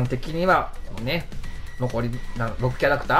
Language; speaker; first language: Japanese; native; Japanese